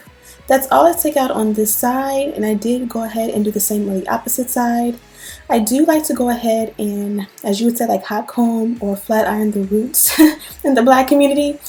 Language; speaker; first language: English; native; English